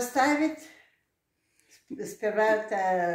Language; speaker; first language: Russian; non-native, local second language; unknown